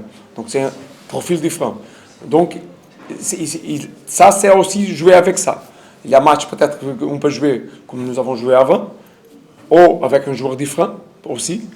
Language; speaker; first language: French; non-native, learner; Portuguese